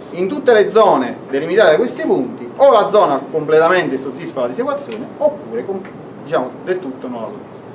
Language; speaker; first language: Italian; native; Italian